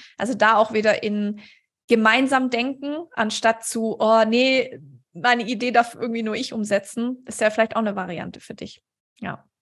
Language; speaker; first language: German; native; German